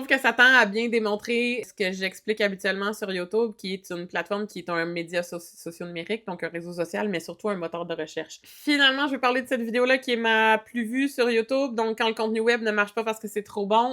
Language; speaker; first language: French; native; French